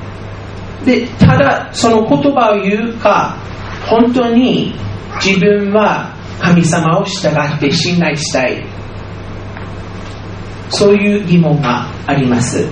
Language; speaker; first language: Japanese; non-native, fluent; English